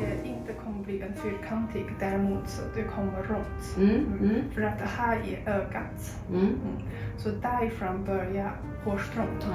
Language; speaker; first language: Swedish; non-native, fluent; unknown